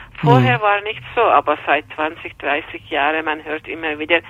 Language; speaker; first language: German; non-native, fluent; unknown